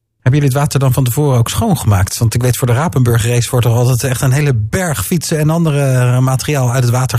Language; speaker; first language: Dutch; native; Dutch